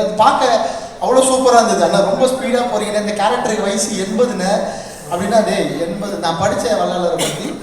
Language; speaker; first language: Tamil; native; Tamil